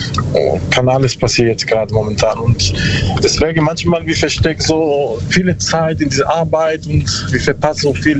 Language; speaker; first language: German; non-native, learner; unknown